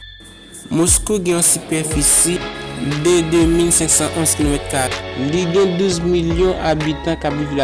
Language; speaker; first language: French; non-native, learner; Haitian Creole